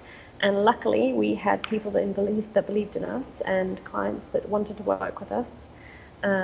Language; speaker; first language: English; native; English